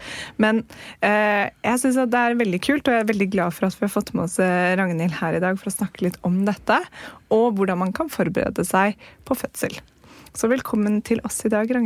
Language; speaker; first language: Norwegian; native; Norwegian